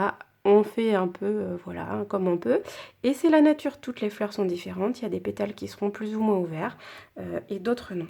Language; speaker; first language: French; native; French